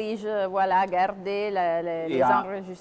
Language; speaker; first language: French; non-native, fluent; Italian